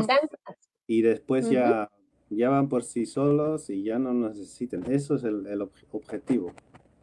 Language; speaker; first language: Spanish; non-native, fluent; Dutch